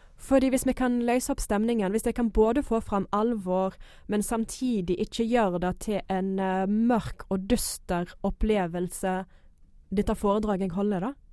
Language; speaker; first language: Norwegian; non-native, fluent; English